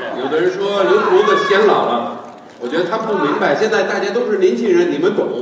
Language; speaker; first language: Chinese; non-native, fluent; English